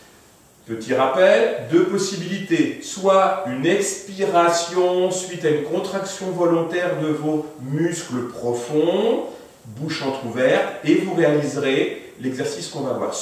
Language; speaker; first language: French; native; French